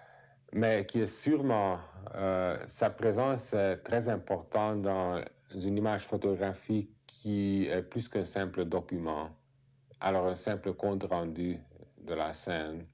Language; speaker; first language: French; non-native, fluent; Hungarian